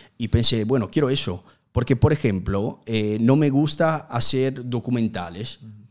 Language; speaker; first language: Spanish; non-native, fluent; Italian